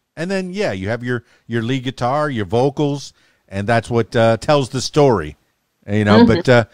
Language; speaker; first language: English; native; English